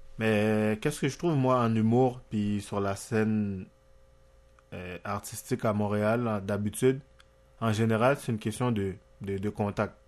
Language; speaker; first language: French; non-native, local second language; Haitian Creole